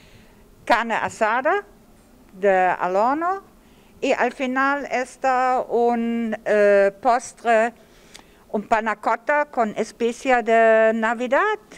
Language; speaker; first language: Spanish; non-native, learner; German